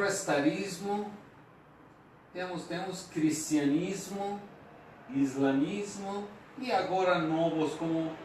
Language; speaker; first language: Portuguese; non-native, fluent; Persian